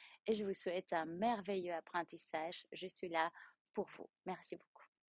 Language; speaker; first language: French; non-native, fluent; Spanish